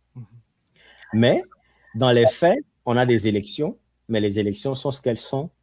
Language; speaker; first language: French; non-native, local second language; Ewe